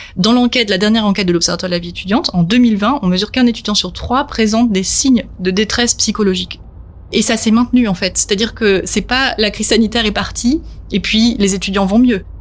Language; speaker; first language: French; native; French